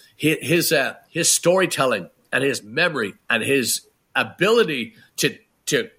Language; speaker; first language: English; native; English